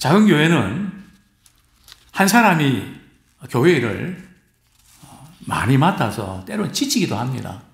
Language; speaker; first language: Korean; native; Korean